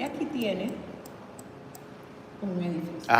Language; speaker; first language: Spanish; native; Spanish